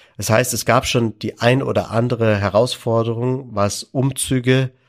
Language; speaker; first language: German; native; German